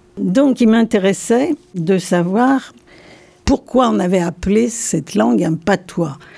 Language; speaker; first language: French; non-native, local second language; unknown